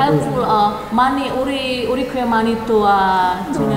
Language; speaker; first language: Korean; non-native, learner; Indonesian